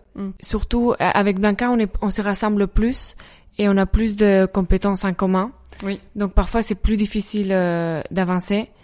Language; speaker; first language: French; non-native, fluent; Spanish